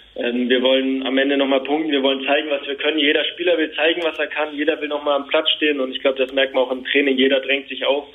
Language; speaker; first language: German; native; German